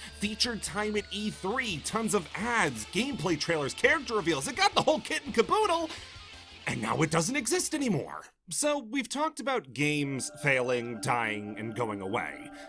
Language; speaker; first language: English; native; English